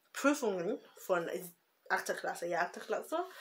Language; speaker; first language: German; non-native, learner; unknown